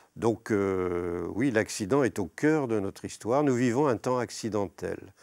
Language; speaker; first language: French; native; French